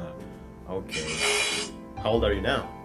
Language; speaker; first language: English; non-native, fluent; Indonesian